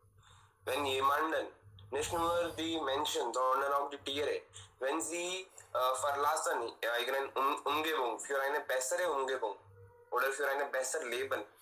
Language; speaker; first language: German; non-native, learner; Hindi